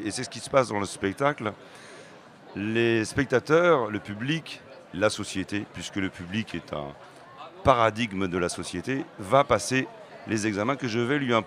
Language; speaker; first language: French; native; French